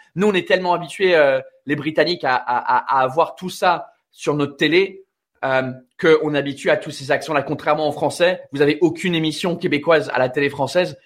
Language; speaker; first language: French; non-native, fluent; English